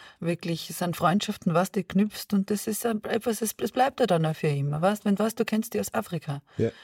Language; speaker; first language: German; early bilingual, other home language; Serbian